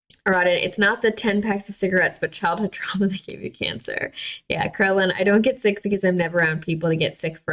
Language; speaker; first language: English; native; English